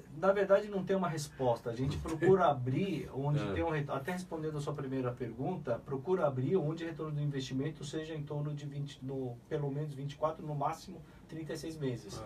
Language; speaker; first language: Portuguese; early bilingual, other home language; Korean